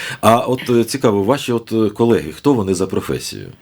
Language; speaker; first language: Ukrainian; native; Ukrainian